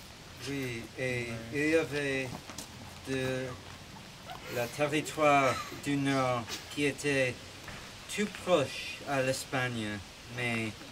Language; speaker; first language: French; non-native, learner; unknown